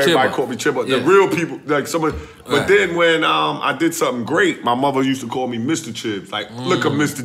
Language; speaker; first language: English; native; English